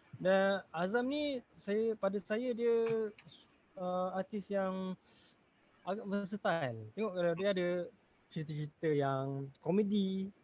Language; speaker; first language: Malay; native; Malay